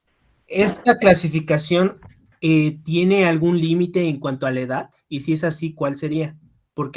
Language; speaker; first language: Spanish; native; Spanish